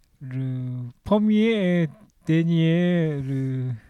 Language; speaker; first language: French; non-native, learner; Korean